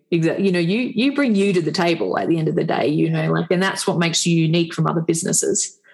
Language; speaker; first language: English; native; English